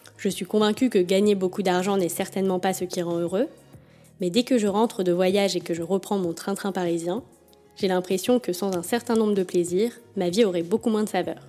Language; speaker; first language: French; native; French